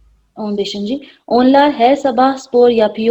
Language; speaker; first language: Turkish; non-native, learner; Urdu